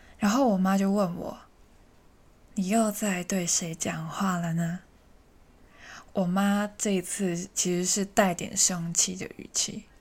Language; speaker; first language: Chinese; non-native, local second language; Cantonese